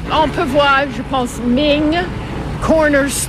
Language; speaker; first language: French; non-native, fluent; English